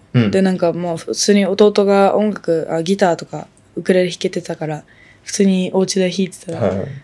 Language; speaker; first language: Japanese; non-native, local second language; English